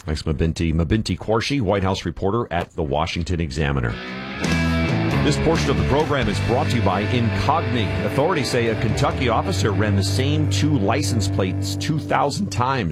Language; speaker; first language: English; native; English